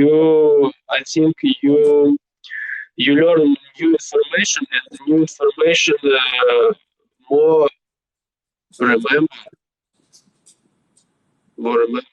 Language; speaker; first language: English; non-native, learner; Belarusian